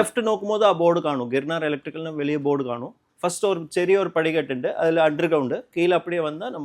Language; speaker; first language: Malayalam; non-native, local second language; Tamil